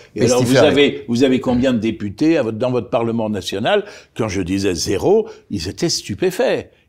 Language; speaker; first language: French; native; French